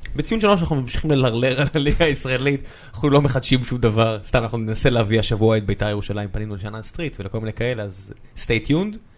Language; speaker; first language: Hebrew; native; Hebrew